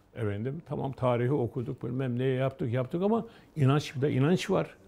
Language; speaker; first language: Turkish; native; Turkish